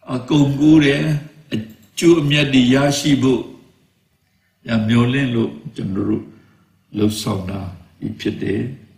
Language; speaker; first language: Burmese; non-native, local second language; Kachin